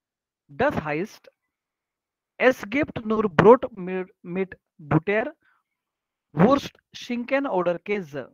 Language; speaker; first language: German; non-native, fluent; Marathi